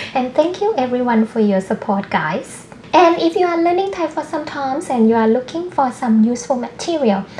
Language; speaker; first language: English; non-native, fluent; Thai